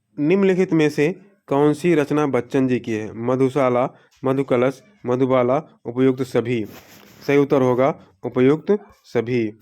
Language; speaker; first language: Hindi; native; Hindi